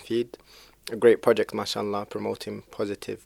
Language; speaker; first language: English; native; English